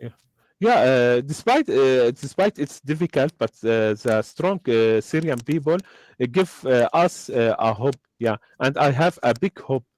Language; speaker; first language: English; non-native, learner; Arabic